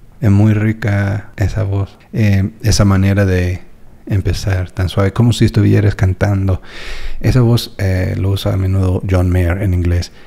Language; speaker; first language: Spanish; non-native, fluent; English